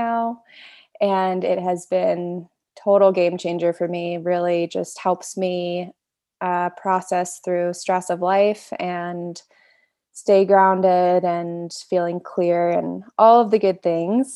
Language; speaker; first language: English; native; English